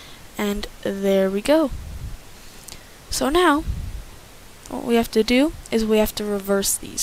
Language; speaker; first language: English; native; English